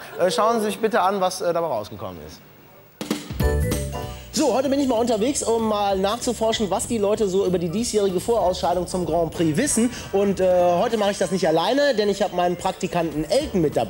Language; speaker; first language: German; native; German